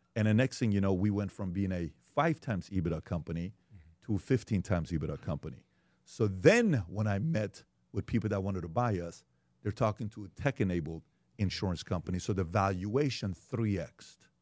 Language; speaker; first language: English; early bilingual, other home language; Persian